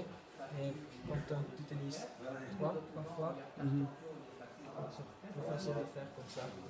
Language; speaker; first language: French; non-native, fluent; Dutch